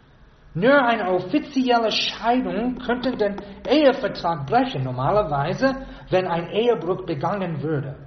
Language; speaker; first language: German; non-native, fluent; English